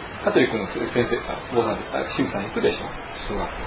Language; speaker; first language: Japanese; native; Japanese